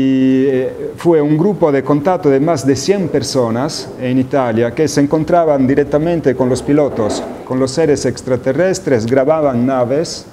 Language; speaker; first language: Spanish; non-native, fluent; Italian